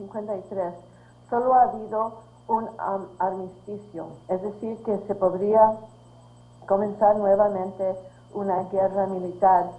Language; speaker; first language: Spanish; early bilingual, heritage; Spanish